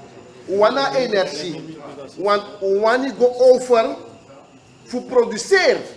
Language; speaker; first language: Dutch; non-native, local second language; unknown